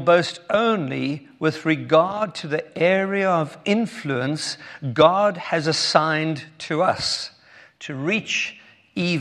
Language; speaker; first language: English; native; English